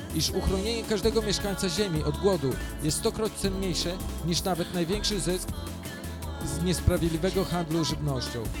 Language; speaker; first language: Polish; native; Polish